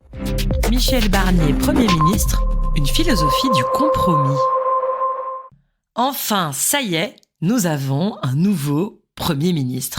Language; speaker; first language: French; native; French